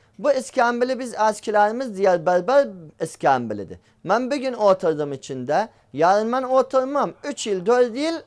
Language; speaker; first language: Turkish; native; Turkish